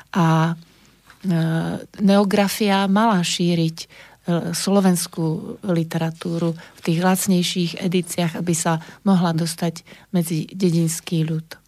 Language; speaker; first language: Slovak; native; Slovak